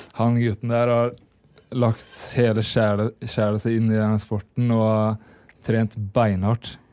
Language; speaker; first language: Norwegian; native; Norwegian